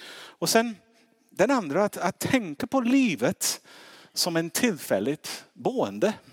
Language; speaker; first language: Swedish; non-native, fluent; English